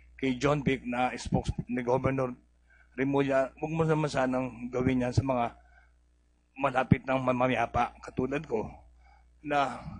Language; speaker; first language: Filipino; native; Filipino